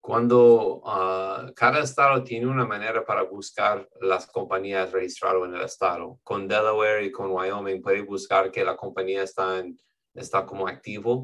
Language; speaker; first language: Spanish; non-native, fluent; English